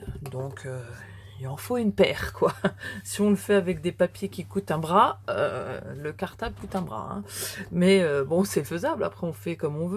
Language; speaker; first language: French; native; French